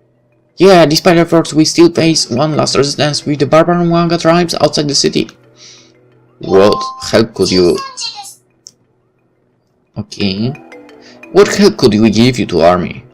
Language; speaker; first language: English; non-native, fluent; Polish